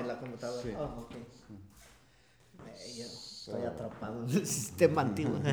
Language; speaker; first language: Spanish; non-native, local second language; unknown